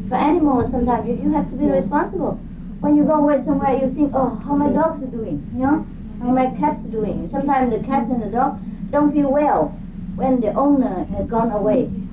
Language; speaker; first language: English; non-native, fluent; Vietnamese